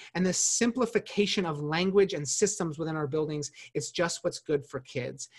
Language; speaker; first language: English; native; English